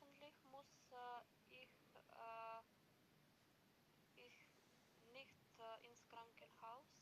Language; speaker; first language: German; non-native, learner; Macedonian